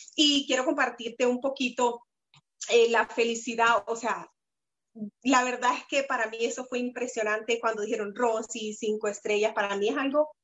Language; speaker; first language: Spanish; native; Spanish